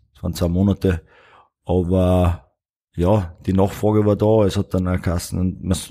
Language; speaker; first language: German; native; German